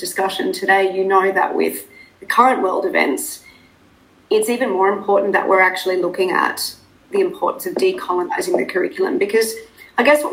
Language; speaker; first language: English; native; English